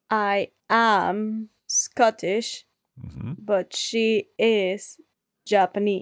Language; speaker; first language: English; non-native, learner; Spanish